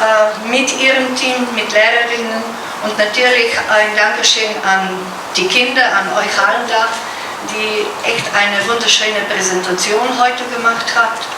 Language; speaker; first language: German; non-native, fluent; Slovenian